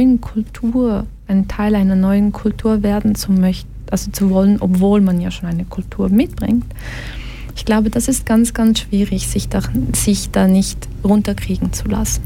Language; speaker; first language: German; early bilingual, other home language; Portuguese